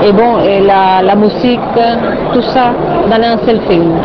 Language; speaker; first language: French; non-native, fluent; Spanish